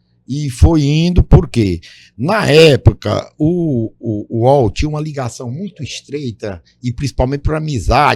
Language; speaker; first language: Portuguese; native; Portuguese